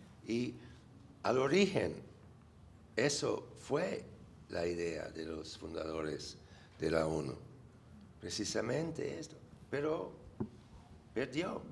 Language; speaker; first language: Spanish; non-native, fluent; English